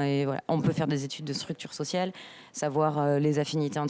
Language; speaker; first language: French; native; French